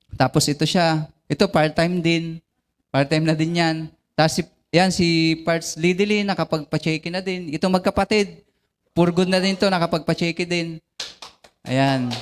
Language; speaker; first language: Filipino; non-native, local second language; Bikol